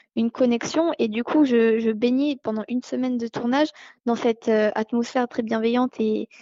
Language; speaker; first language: French; native; French